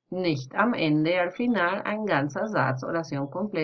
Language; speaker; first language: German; non-native, fluent; Spanish